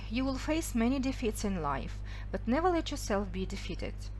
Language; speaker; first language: English; non-native, fluent; Kazakh